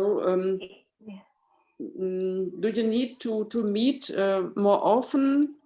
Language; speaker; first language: English; non-native, fluent; German